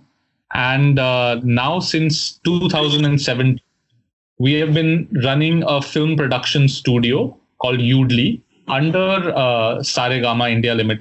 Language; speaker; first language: English; non-native, local second language; Hindi